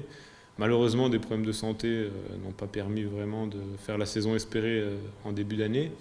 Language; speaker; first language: French; native; French